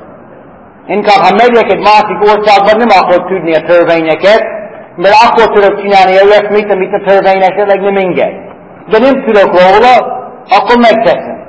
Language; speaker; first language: Hungarian; non-native, fluent; English